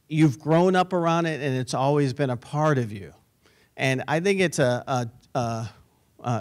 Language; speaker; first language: English; native; English